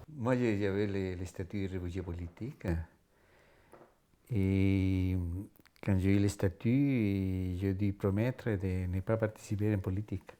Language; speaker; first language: French; non-native, fluent; Spanish